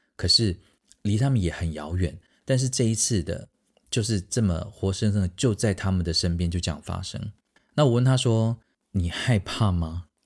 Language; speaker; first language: Chinese; native; Chinese